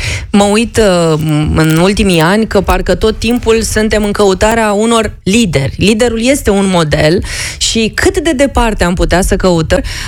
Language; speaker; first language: Romanian; native; Romanian